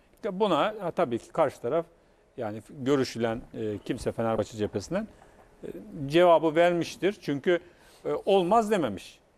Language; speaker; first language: Turkish; native; Turkish